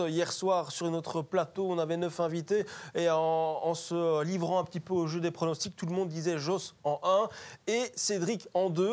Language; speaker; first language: French; native; French